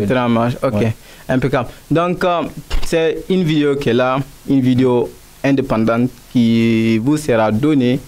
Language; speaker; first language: French; non-native, local second language; Bambara